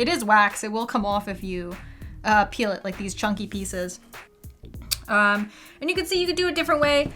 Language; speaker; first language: English; native; English